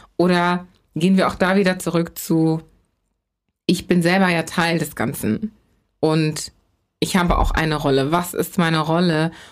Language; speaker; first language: German; native; German